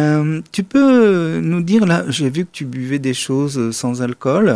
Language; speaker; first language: French; native; French